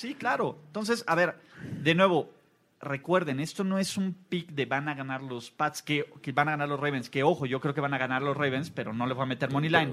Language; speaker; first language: Spanish; native; Spanish